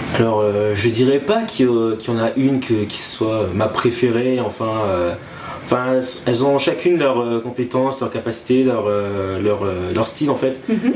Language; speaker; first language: French; non-native, local second language; Malagasy